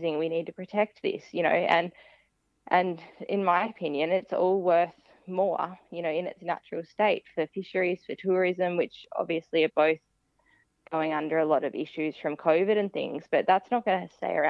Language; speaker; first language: English; native; English